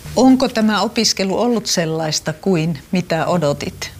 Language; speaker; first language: Finnish; native; Finnish